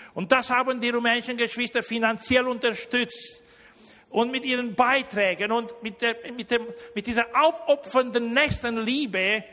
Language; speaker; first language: German; early bilingual, heritage; Romanian